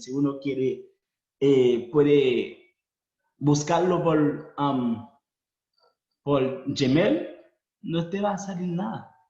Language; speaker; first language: Spanish; non-native, fluent; Haitian Creole